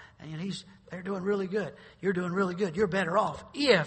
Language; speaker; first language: English; native; English